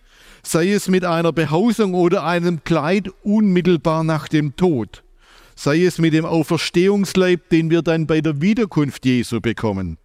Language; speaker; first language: German; native; German